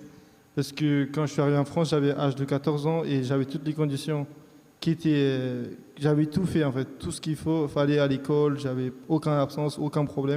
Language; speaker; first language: French; early bilingual, other home language; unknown